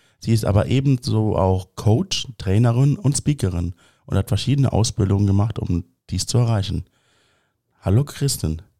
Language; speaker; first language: German; native; German